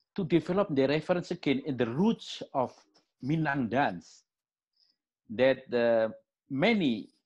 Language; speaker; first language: English; non-native, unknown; Indonesian